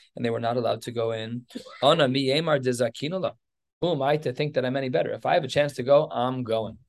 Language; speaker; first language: English; native; English